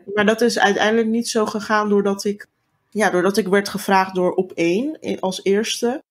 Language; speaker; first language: Dutch; early bilingual, other home language; Turkish